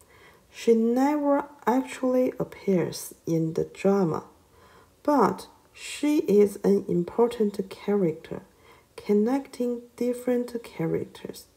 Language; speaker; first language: English; non-native, learner; Chinese